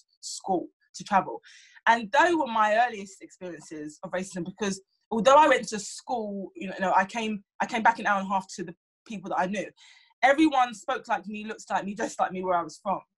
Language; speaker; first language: English; native; English